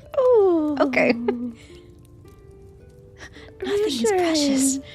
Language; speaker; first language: English; native; English